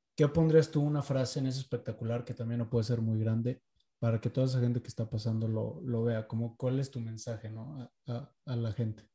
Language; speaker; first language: Spanish; native; Spanish